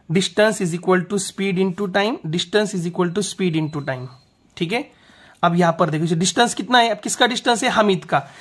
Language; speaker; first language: Hindi; non-native, local second language; Marathi